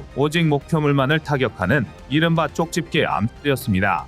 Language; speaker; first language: Korean; native; Korean